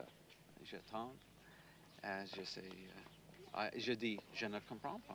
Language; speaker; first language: French; non-native, learner; English